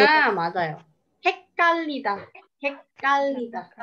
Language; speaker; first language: Korean; non-native, fluent; Indonesian